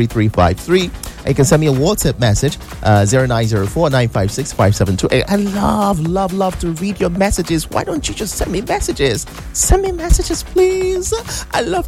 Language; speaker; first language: English; non-native, local second language; Igbo